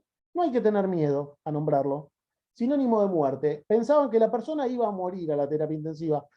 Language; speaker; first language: Spanish; native; Spanish